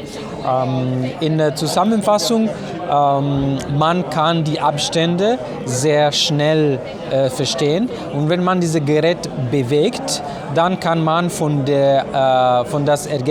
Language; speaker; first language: German; non-native, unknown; Italian